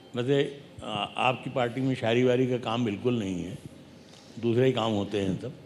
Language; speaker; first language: Hindi; native; Hindi